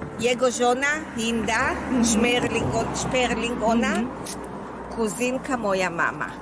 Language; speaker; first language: Polish; early bilingual, heritage; Hebrew